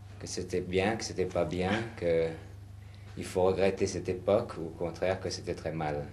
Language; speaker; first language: French; native; French